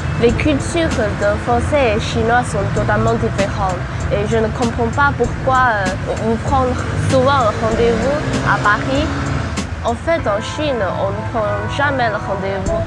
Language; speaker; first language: French; non-native, learner; Chinese